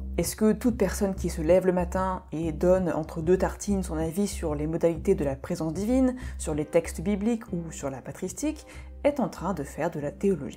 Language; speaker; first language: French; native; French